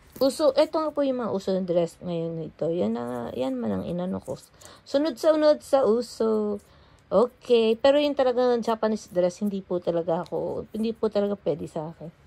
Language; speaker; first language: Filipino; non-native, local second language; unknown